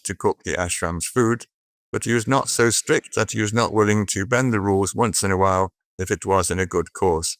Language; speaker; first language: English; native; English